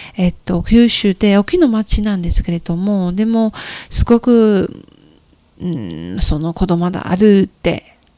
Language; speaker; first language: Japanese; non-native, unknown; Chinese